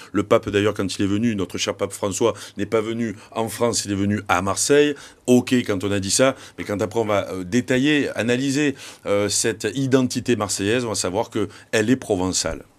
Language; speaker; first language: French; native; French